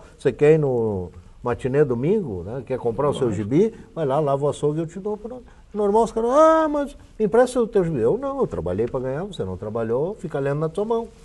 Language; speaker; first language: Portuguese; native; Portuguese